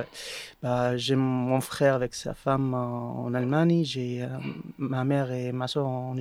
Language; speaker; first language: French; non-native, learner; Arabic